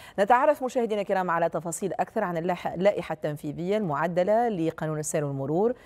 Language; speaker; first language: Arabic; native; Arabic